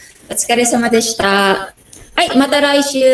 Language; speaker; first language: Japanese; non-native, fluent; Filipino